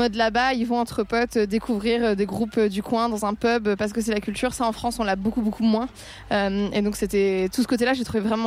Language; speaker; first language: French; native; French